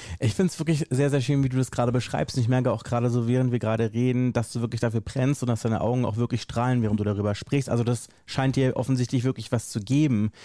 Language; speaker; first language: German; native; German